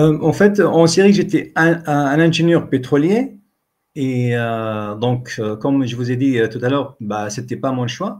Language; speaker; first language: French; non-native, fluent; Arabic